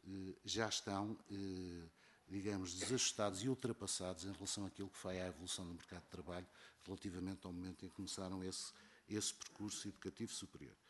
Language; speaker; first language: Portuguese; native; Portuguese